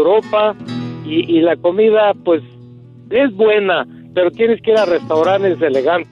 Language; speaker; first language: Spanish; native; Spanish